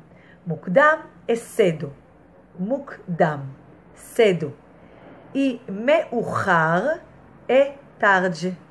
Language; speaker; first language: Portuguese; non-native, fluent; Hebrew